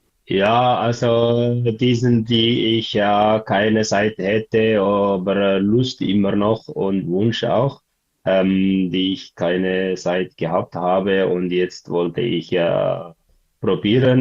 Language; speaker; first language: German; non-native, learner; Tigrinya